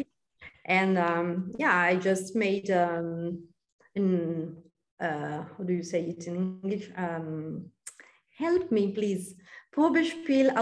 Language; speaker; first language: English; non-native, fluent; Italian